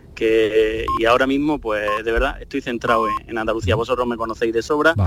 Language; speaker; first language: Spanish; native; Spanish